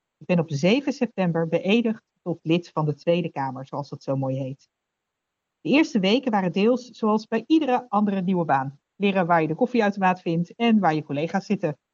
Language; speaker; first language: Dutch; native; Dutch